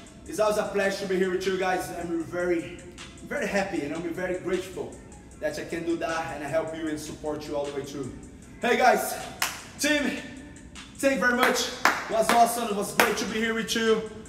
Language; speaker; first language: English; non-native, fluent; Portuguese